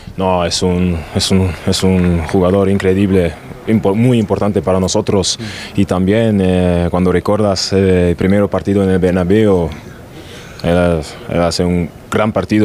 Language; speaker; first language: Spanish; non-native, learner; German